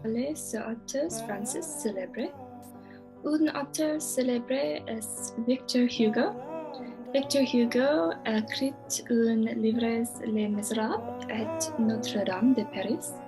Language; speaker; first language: French; non-native, learner; English